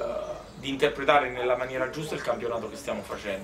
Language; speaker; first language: Italian; native; Italian